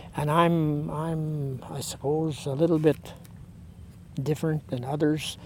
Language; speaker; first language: English; native; English